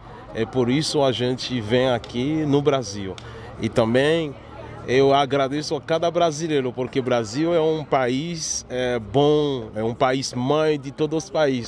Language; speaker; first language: Portuguese; non-native, learner; Haitian Creole